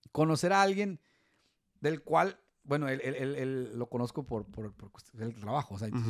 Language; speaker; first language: Spanish; native; Spanish